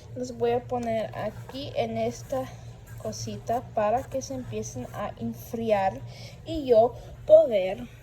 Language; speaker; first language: Spanish; early bilingual, other home language; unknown